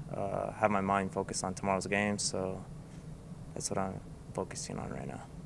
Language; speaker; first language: English; early bilingual, other home language; Spanish